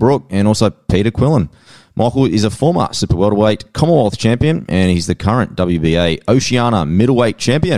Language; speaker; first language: English; native; English